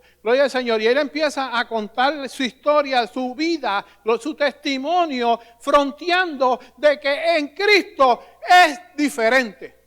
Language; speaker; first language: Spanish; native; Spanish